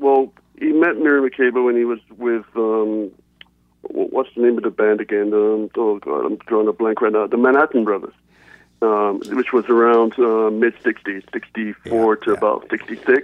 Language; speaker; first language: English; native; English